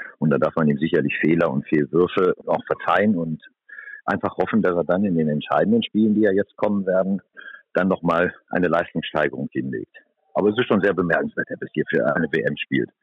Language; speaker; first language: German; native; German